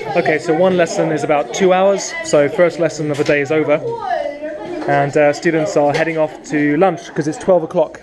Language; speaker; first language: English; native; English